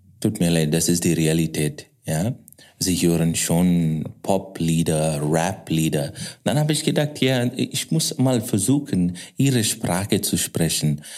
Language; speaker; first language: German; non-native, fluent; Kannada